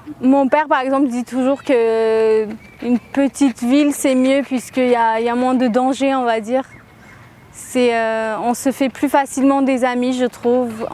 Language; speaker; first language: French; early bilingual, other home language; Armenian